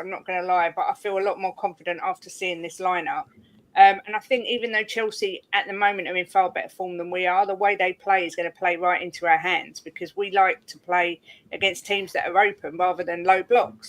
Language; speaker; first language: English; native; English